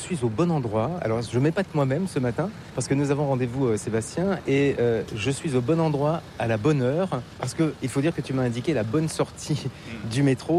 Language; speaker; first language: French; native; French